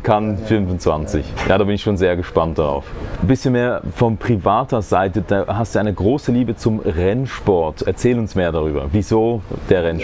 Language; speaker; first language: German; native; German